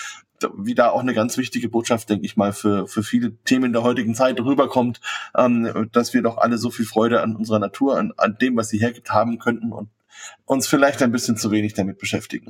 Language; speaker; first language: German; native; German